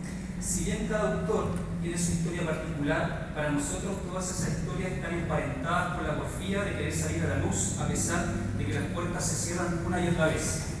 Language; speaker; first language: Spanish; native; Spanish